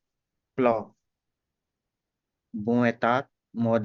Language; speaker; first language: French; non-native, learner; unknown